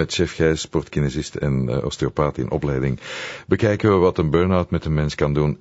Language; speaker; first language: Dutch; native; Dutch